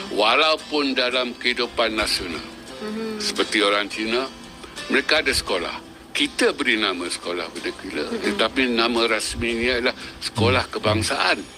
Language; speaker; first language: Malay; native; Malay